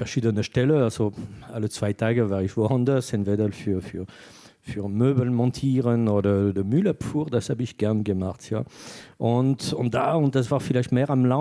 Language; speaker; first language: German; non-native, fluent; French